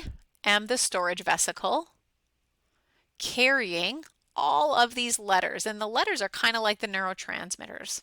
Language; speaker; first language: English; native; English